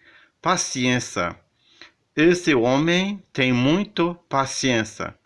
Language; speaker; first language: Portuguese; non-native, fluent; Haitian Creole